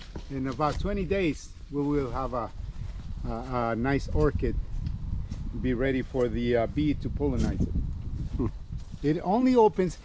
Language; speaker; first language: English; non-native, fluent; Spanish